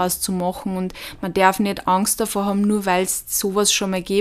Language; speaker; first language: German; native; German